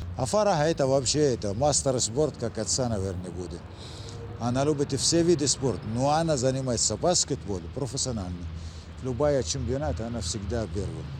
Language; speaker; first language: Russian; non-native, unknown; Arabic